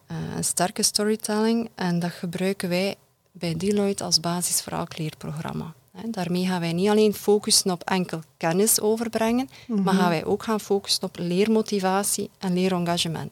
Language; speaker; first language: Dutch; native; Dutch